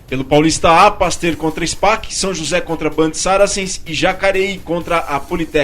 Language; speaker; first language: Portuguese; native; Portuguese